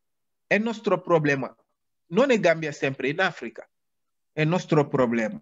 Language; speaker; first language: Italian; non-native, learner; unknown